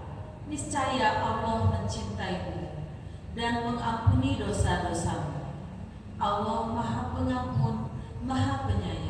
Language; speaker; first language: Indonesian; native; Indonesian